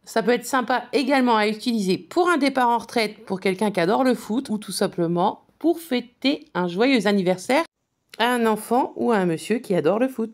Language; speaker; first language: French; native; French